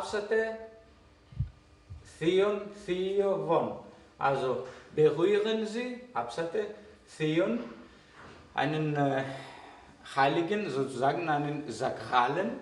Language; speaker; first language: German; non-native, fluent; Greek